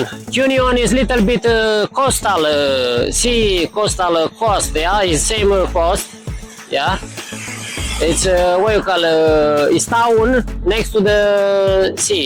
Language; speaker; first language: English; non-native, learner; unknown